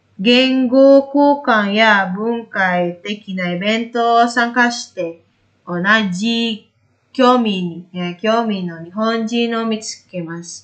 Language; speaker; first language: Japanese; non-native, learner; Indonesian